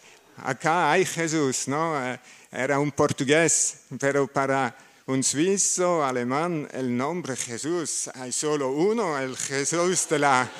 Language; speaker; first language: Spanish; non-native, learner; German